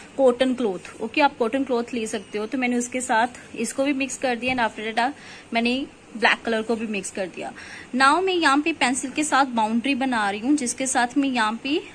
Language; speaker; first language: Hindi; non-native, local second language; Punjabi